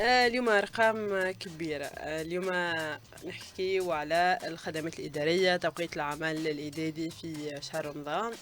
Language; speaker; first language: Arabic; native; Arabic